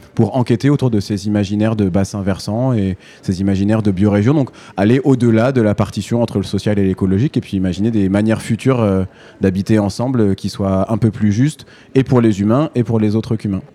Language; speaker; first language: French; native; French